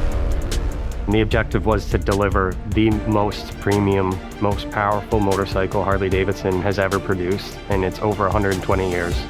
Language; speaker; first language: English; native; English